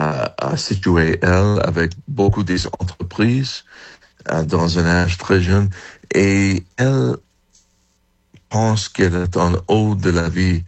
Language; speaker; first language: French; non-native, learner; English